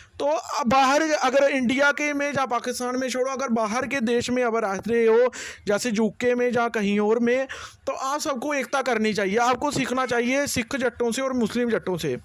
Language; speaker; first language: Hindi; native; Hindi